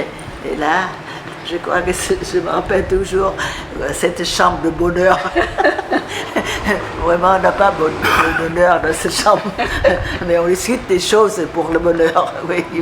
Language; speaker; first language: French; non-native, fluent; Vietnamese